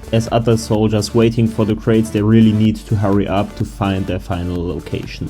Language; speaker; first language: English; non-native, fluent; German